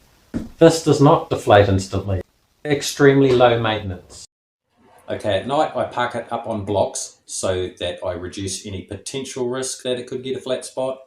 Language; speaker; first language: English; native; English